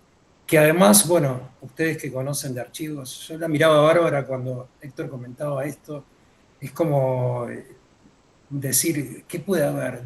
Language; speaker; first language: Spanish; native; Spanish